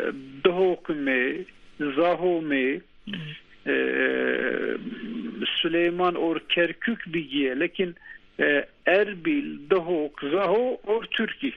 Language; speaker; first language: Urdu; non-native, learner; Turkish